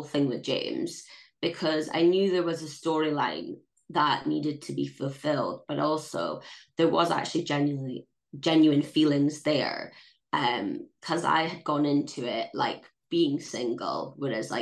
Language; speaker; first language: English; native; English